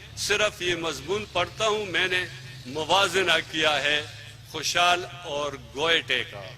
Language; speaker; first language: Urdu; non-native, local second language; Pashto